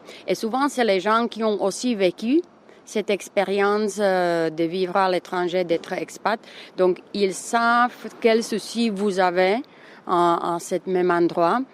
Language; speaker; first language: French; non-native, fluent; Czech